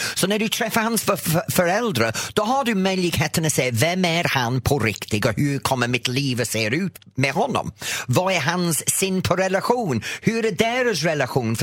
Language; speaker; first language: Swedish; non-native, fluent; English